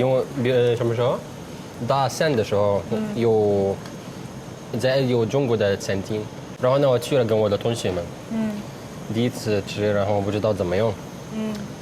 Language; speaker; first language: Chinese; non-native, learner; Arabic